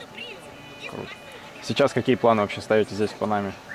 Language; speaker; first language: Russian; native; Russian